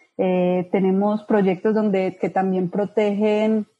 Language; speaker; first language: Spanish; native; Spanish